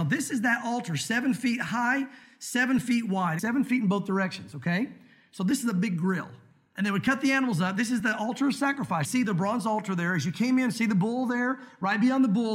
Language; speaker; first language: English; native; English